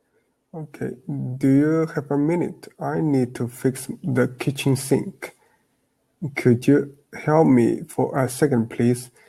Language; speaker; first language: English; non-native, learner; Chinese